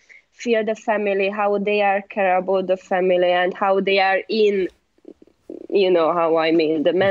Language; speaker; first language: English; non-native, learner; Hungarian